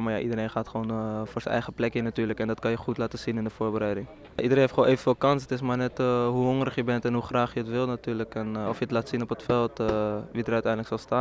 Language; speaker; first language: Dutch; native; Dutch